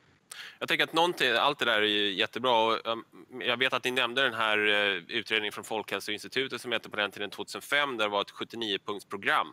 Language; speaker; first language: Swedish; native; Swedish